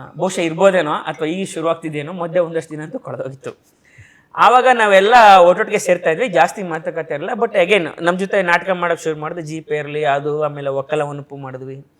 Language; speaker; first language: Kannada; native; Kannada